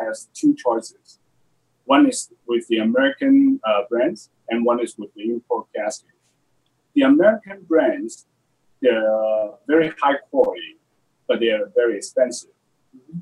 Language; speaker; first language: English; non-native, local second language; Cantonese